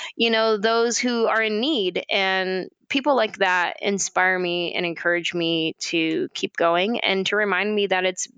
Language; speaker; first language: English; native; English